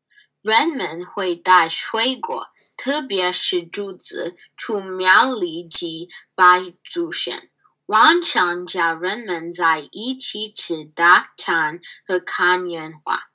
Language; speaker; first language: Chinese; non-native, learner; English